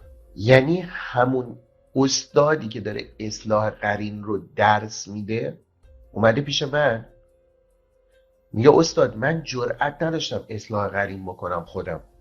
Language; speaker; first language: Persian; native; Persian